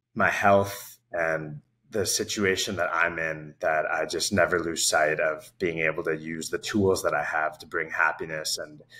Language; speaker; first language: English; native; English